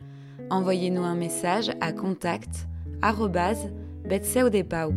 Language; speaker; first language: French; native; French